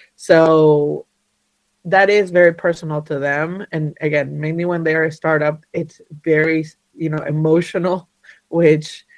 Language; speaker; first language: English; early bilingual, other home language; Spanish